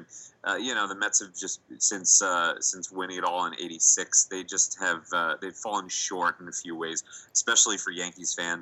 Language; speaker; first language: English; native; English